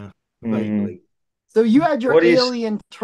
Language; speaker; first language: English; native; English